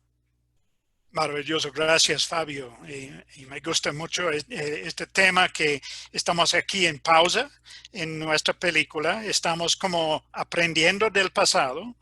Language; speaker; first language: Spanish; non-native, fluent; English